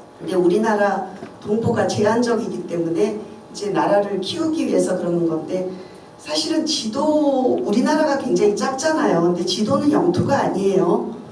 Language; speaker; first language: Korean; native; Korean